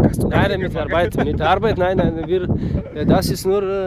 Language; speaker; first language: German; non-native, learner; Bulgarian